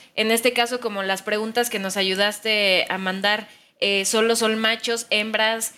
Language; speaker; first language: Spanish; native; Spanish